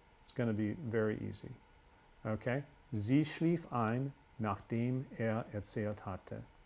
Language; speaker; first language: German; non-native, fluent; English